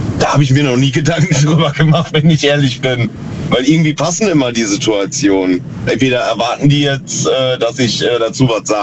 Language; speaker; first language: German; native; German